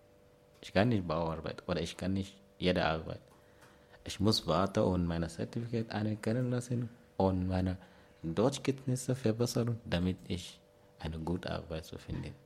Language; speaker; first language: German; non-native, learner; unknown